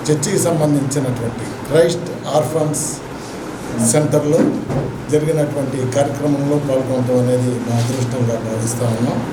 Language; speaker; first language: Telugu; native; Telugu